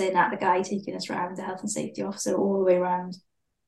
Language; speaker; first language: English; native; English